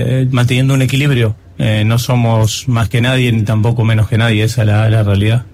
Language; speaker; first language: Spanish; native; Spanish